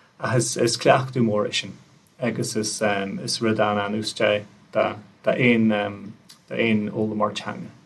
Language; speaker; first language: Irish; native; Irish